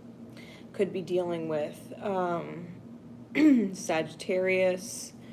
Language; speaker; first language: English; native; English